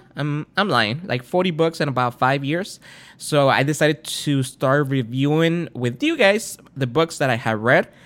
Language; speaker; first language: English; non-native, fluent; Spanish